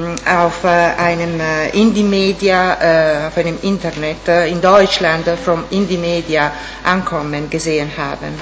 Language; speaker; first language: German; non-native, fluent; Italian